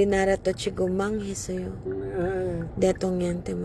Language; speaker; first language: Korean; non-native, learner; Filipino